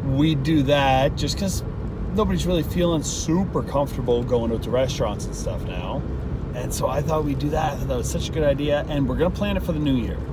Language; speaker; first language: English; native; English